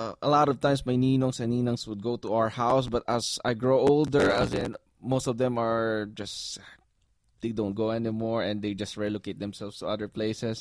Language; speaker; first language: English; non-native, local second language; Filipino